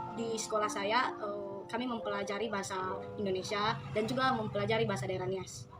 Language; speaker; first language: Indonesian; non-native, local second language; Nias